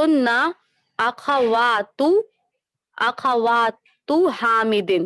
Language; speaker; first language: Arabic; non-native, learner; Urdu